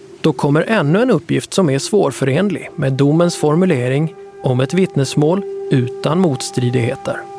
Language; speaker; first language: Swedish; native; Swedish